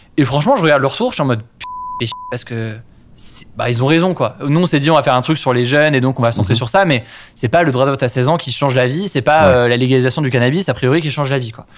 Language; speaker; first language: French; native; French